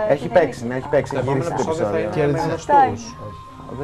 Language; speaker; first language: Greek; native; Greek